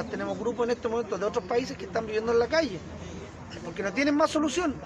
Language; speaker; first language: Spanish; native; Spanish